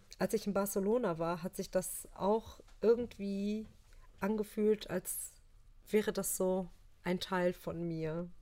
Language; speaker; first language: German; early bilingual, other home language; Turkish